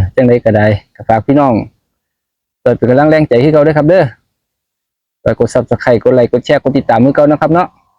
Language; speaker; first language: Thai; non-native, local second language; Northeastern Thai